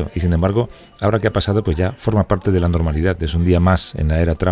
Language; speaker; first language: Spanish; native; Spanish